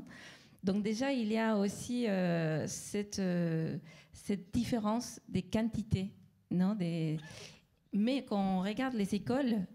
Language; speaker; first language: French; non-native, fluent; Spanish